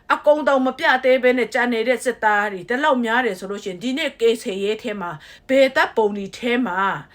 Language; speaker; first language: Burmese; native; Burmese